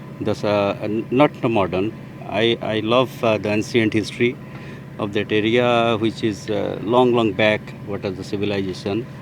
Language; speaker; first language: English; non-native, fluent; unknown